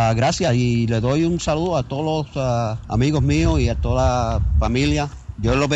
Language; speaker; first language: Spanish; native; Spanish